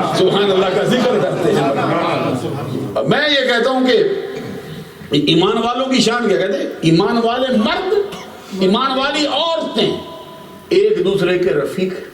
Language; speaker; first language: Urdu; non-native, local second language; Punjabi